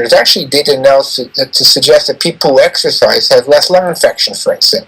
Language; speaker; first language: English; native; English